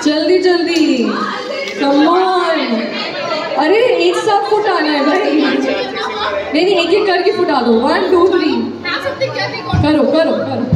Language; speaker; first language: Hindi; native; Hindi